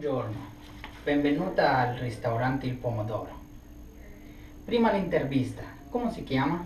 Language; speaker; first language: Italian; non-native, learner; English